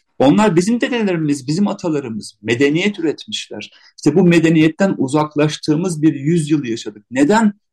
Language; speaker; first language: Turkish; native; Turkish